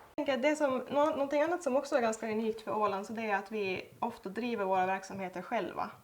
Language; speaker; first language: Swedish; native; Swedish